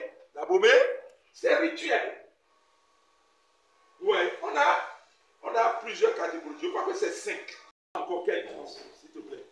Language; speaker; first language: French; non-native, local second language; Fon